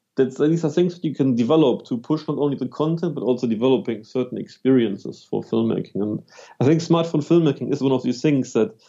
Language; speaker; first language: English; non-native, fluent; German